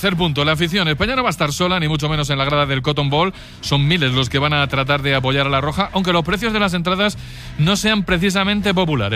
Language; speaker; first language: Spanish; native; Spanish